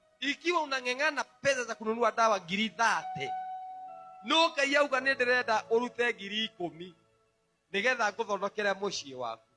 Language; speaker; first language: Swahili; non-native, local second language; Kikuyu